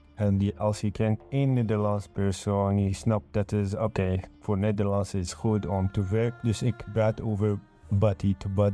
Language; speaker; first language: Dutch; non-native, learner; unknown